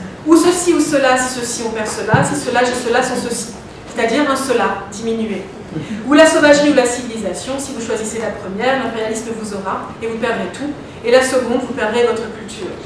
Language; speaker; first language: French; native; French